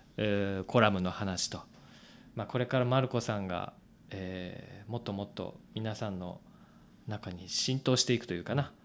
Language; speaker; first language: Japanese; native; Japanese